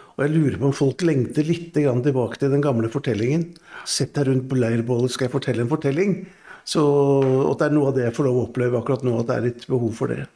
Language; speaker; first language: Norwegian; native; Norwegian